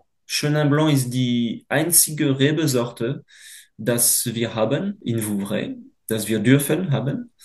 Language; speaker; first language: German; non-native, fluent; French